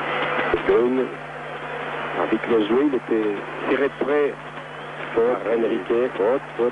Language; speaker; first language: French; native; French